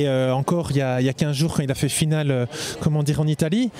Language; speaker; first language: French; native; French